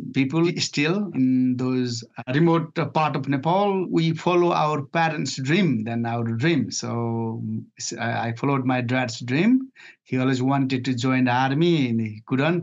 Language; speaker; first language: English; non-native, fluent; Nepali